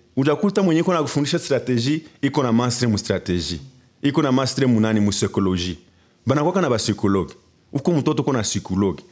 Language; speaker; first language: Swahili; native; Swahili